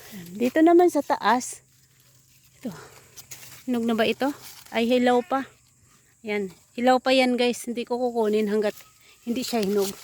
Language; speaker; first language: Filipino; native; Filipino